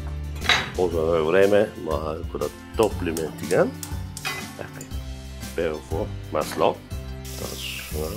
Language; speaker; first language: Bulgarian; non-native, fluent; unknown